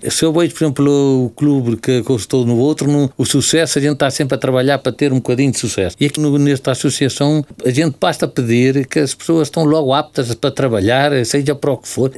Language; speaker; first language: Portuguese; early bilingual, heritage; Portuguese